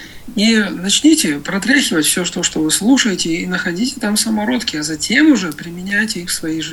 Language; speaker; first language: Russian; native; Russian